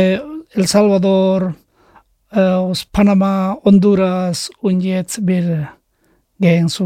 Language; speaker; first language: German; non-native, learner; Spanish